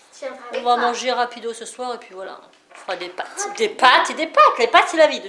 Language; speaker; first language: French; native; French